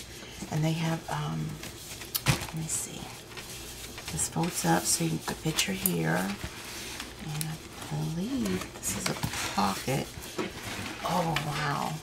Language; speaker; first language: English; native; English